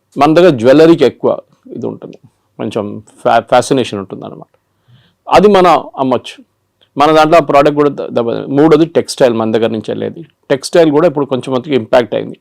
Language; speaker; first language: Telugu; non-native, local second language; Malayalam